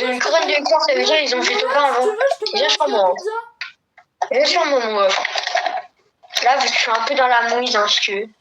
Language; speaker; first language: French; native; French